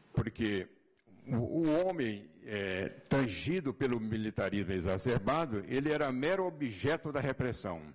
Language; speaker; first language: Portuguese; native; Portuguese